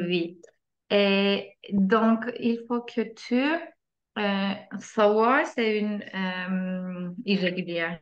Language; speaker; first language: French; non-native, learner; Turkish